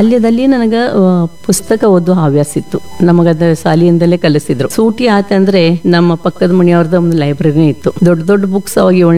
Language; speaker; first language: Kannada; non-native, local second language; Marathi